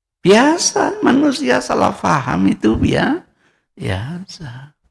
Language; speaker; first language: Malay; non-native, local second language; Javanese